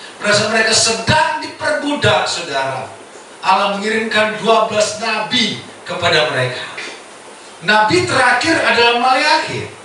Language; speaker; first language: Indonesian; native; Indonesian